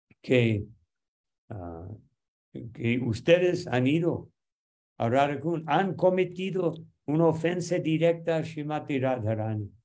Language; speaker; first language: Spanish; non-native, fluent; English